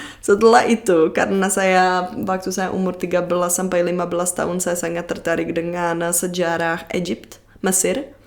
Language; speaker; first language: Indonesian; non-native, fluent; Czech